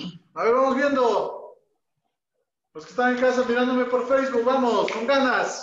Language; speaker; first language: Spanish; native; Spanish